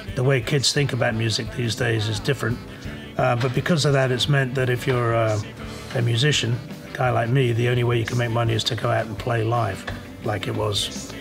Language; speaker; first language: English; native; English